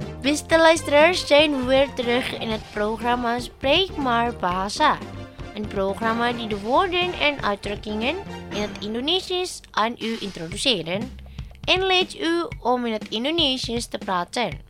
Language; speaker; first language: Dutch; non-native, learner; Indonesian